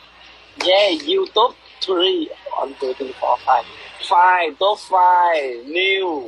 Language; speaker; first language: English; non-native, learner; Vietnamese